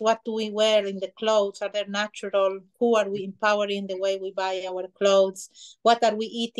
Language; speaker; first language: English; non-native, fluent; Spanish